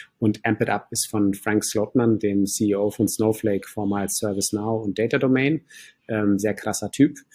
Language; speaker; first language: German; early bilingual, other home language; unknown